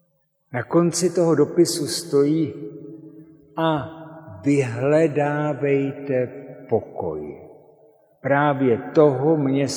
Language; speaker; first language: Czech; native; Czech